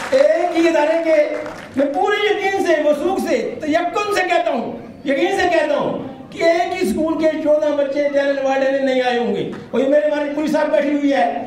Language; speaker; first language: Urdu; non-native, local second language; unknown